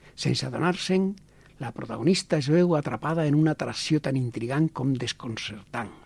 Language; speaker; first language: Catalan; non-native, local second language; Spanish